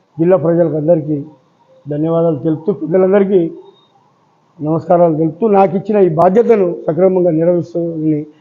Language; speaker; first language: Telugu; non-native, local second language; Lambadi